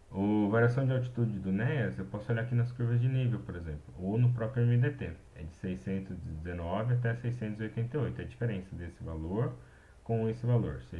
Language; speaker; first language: Portuguese; native; Portuguese